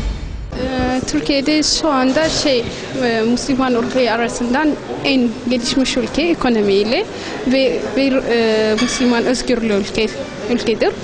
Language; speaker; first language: Turkish; non-native, learner; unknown